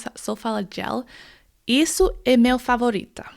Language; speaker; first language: Portuguese; non-native, fluent; English